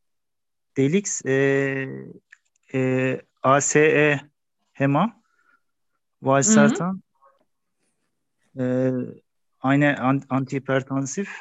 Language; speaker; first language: German; non-native, learner; Turkish